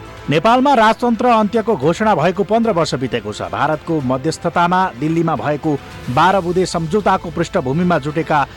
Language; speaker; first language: Nepali; native; Nepali